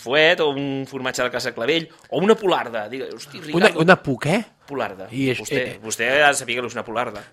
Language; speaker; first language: Catalan; native; Catalan